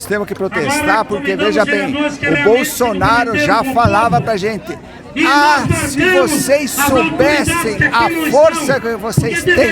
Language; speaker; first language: Portuguese; native; Portuguese